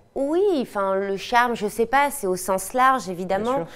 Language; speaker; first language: French; native; French